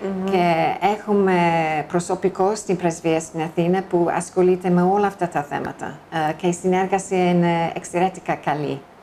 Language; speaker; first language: Greek; non-native, fluent; English